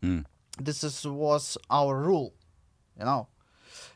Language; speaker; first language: English; non-native, learner; Russian